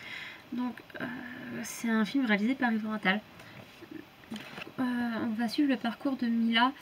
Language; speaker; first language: French; native; French